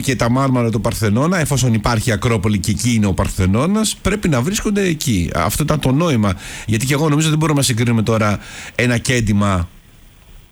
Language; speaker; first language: Greek; native; Greek